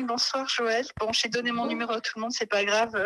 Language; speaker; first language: French; native; French